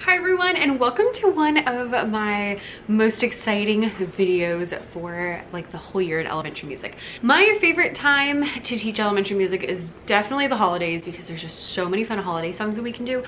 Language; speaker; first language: English; native; English